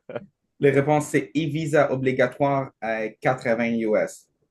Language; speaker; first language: French; non-native, learner; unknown